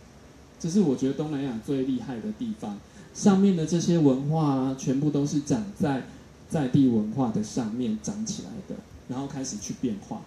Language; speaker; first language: Chinese; native; Chinese